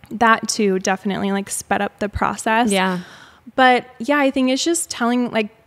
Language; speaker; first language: English; native; English